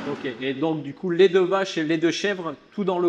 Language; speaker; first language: French; native; French